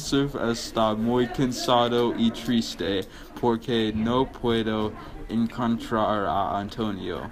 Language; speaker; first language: Spanish; non-native, learner; English